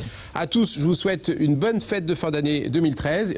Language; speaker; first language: French; native; French